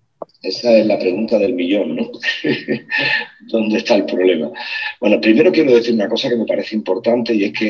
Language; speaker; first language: Spanish; native; Spanish